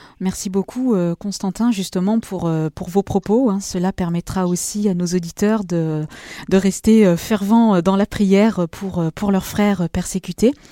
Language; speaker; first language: French; native; French